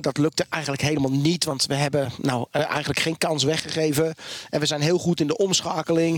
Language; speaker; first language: Dutch; native; Dutch